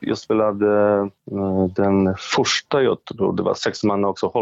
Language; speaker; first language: Swedish; non-native, fluent; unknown